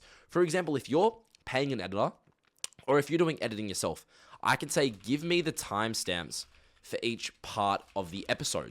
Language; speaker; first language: English; native; English